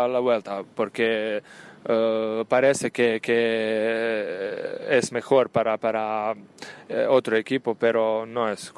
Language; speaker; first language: Spanish; non-native, learner; Serbian